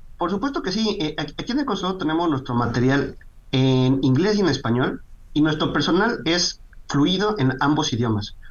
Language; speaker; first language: Spanish; native; Spanish